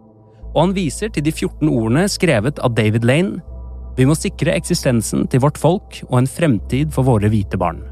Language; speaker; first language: Norwegian; native; Norwegian